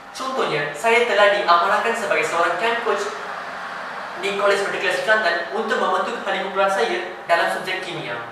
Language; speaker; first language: Malay; non-native, local second language; Tamil